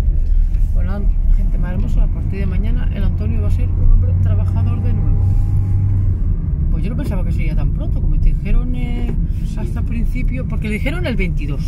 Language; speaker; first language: Spanish; native; Spanish